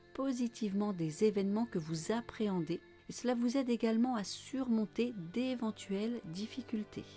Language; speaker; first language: French; native; French